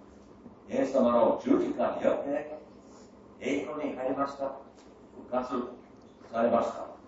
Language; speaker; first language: Japanese; non-native, fluent; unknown